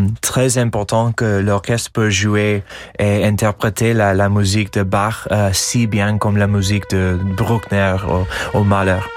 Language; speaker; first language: French; non-native, fluent; English